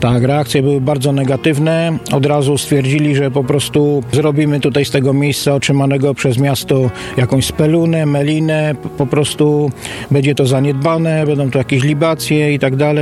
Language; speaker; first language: Polish; native; Polish